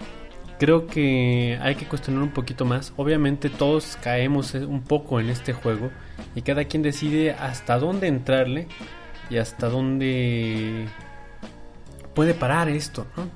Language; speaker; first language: Spanish; native; Spanish